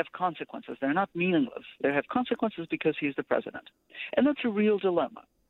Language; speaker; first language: English; non-native, fluent; Russian